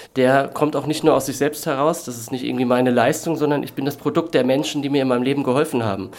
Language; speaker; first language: German; native; German